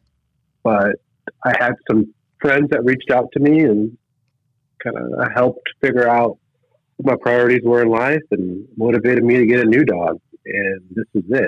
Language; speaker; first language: English; native; English